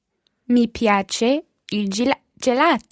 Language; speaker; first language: Italian; non-native, learner; English